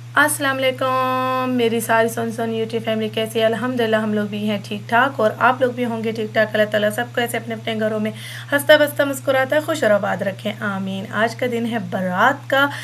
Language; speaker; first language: Urdu; native; Urdu